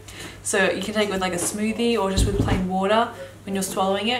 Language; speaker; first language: English; native; English